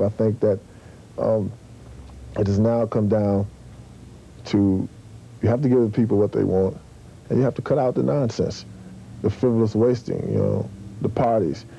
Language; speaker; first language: English; native; English